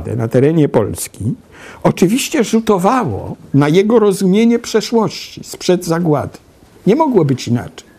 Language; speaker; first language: Polish; native; Polish